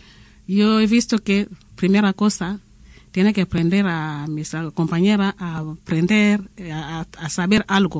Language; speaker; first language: Spanish; non-native, learner; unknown